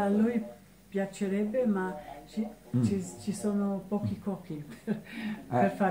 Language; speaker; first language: Italian; non-native, local second language; German